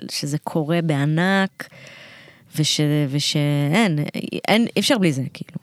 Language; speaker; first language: Hebrew; early bilingual, other home language; Russian